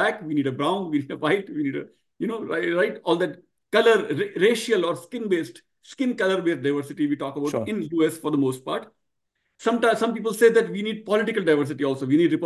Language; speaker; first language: English; non-native, local second language; Marwari